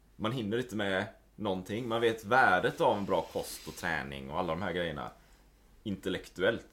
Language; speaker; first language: Swedish; native; Swedish